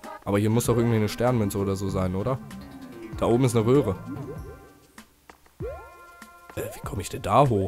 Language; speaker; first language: German; native; German